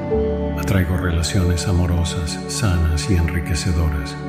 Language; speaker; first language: Spanish; native; Spanish